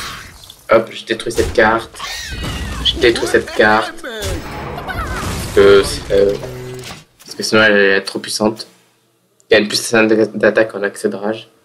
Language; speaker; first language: French; native; French